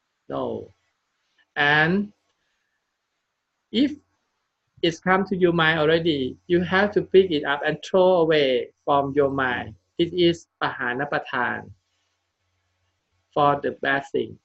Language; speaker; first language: English; non-native, learner; Thai